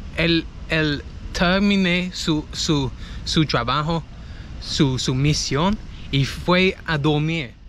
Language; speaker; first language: Spanish; non-native, learner; English